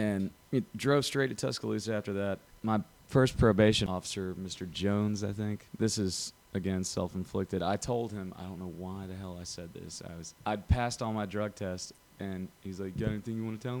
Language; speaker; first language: English; native; English